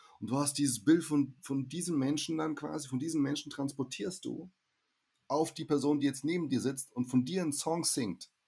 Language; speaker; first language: German; early bilingual, heritage; German